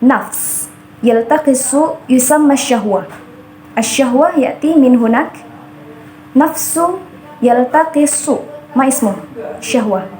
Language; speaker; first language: Arabic; non-native, learner; Indonesian